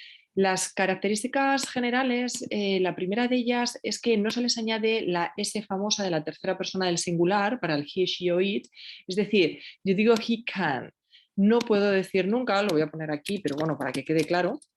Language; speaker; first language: Spanish; native; Spanish